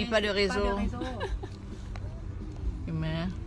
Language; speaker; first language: French; non-native, fluent; Thai